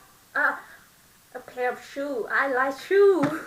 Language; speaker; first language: English; non-native, learner; Vietnamese